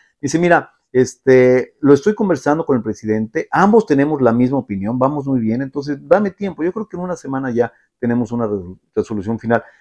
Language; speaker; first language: Spanish; native; Spanish